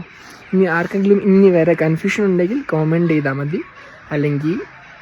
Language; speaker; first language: Malayalam; non-native, local second language; Kashmiri